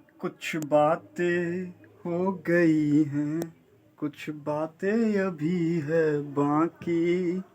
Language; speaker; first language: Hindi; native; Hindi